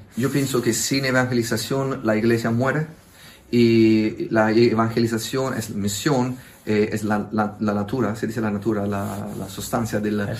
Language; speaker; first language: Spanish; non-native, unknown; Italian